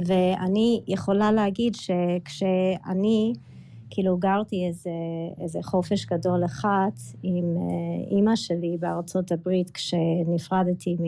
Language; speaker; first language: Hebrew; early bilingual, other home language; English